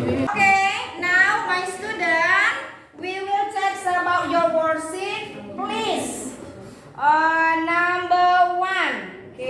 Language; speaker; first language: English; non-native, learner; Indonesian